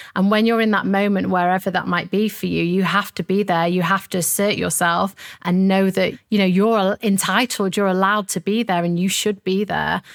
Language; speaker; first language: English; native; English